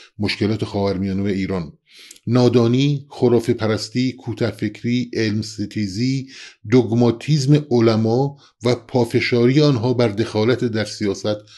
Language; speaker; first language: Persian; non-native, local second language; Central Kurdish